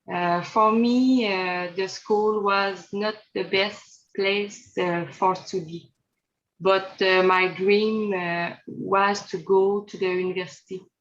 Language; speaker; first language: English; non-native, learner; French